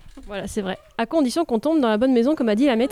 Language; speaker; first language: French; native; French